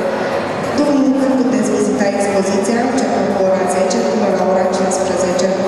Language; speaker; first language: Romanian; native; Romanian